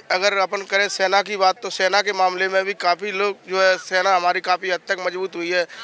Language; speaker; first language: Hindi; native; Hindi